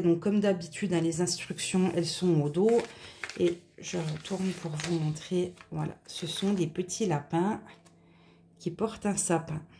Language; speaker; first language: French; native; French